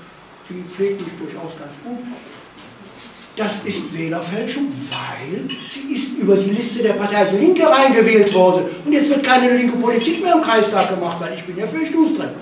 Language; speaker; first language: German; native; German